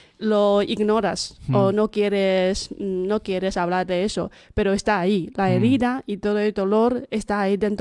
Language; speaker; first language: Spanish; non-native, fluent; Chinese